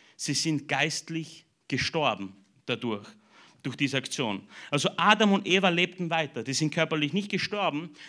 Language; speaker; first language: German; native; German